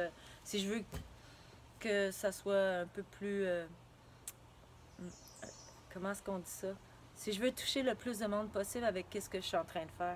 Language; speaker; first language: French; native; French